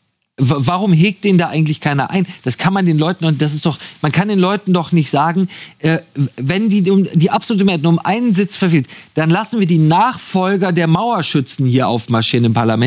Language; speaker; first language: German; native; German